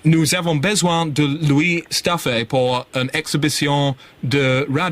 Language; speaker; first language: French; non-native, learner; English